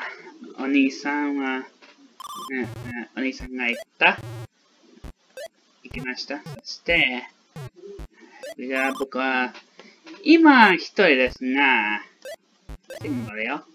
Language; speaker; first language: Japanese; non-native, learner; English